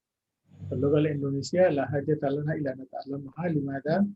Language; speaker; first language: Arabic; non-native, fluent; Indonesian